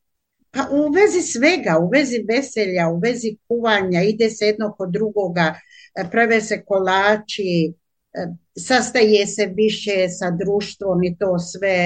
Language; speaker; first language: Croatian; native; Croatian